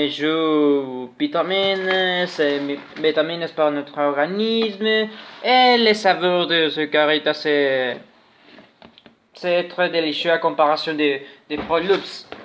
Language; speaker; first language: French; non-native, learner; Spanish